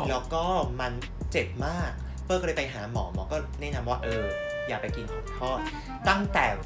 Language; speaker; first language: Thai; non-native, fluent; Chinese